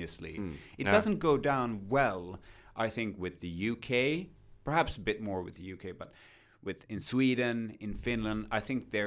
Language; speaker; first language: English; non-native, fluent; Swedish